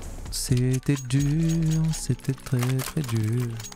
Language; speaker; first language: French; native; French